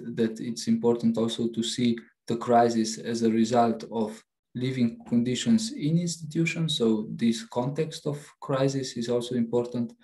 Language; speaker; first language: English; non-native, fluent; Slovenian